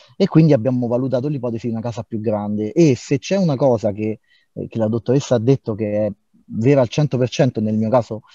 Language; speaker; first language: Italian; native; Italian